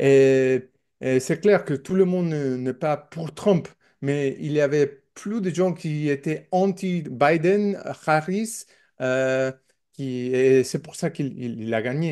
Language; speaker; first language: French; non-native, learner; English